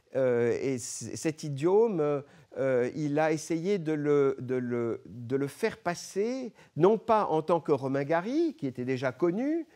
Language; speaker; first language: French; early bilingual, other home language; Arabic